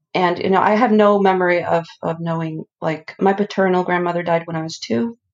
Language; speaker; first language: English; early bilingual, other home language; Icelandic